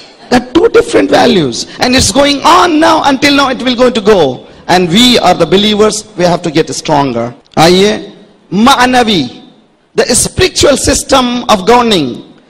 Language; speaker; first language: English; non-native, local second language; Urdu